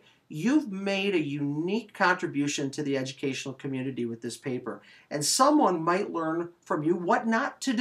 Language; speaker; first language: English; native; English